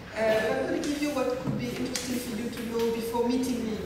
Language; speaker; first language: English; non-native, fluent; French